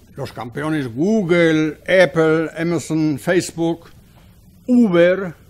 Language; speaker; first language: Spanish; non-native, fluent; German